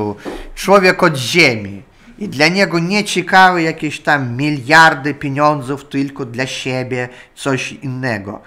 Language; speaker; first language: Polish; non-native, learner; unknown